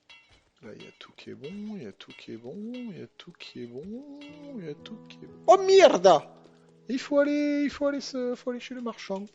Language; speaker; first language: French; native; French